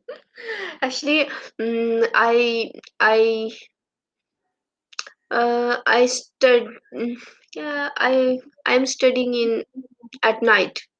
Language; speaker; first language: English; non-native, learner; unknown